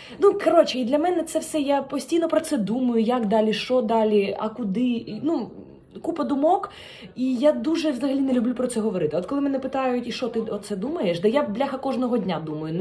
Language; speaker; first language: Ukrainian; non-native, local second language; Russian